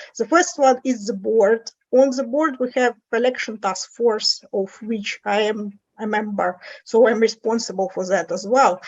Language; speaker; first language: English; non-native, fluent; Russian